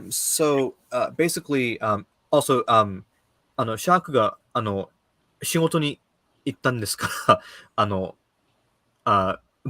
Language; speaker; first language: Japanese; early bilingual, heritage; Japanese